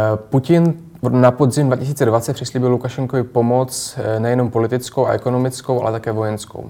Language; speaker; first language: Czech; non-native, fluent; Russian